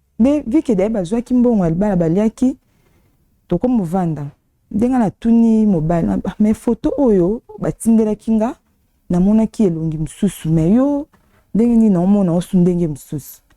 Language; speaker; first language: Lingala; native; Lingala